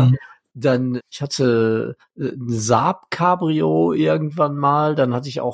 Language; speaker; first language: German; native; German